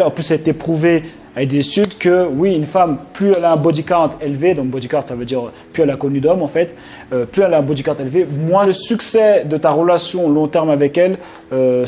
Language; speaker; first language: French; native; French